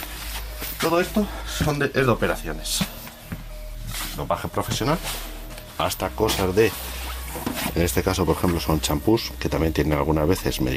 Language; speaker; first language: Spanish; native; Spanish